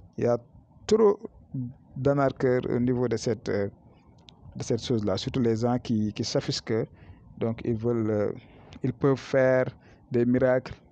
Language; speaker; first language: French; non-native, local second language; Wolof